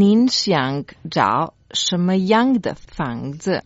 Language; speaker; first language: Chinese; non-native, learner; Croatian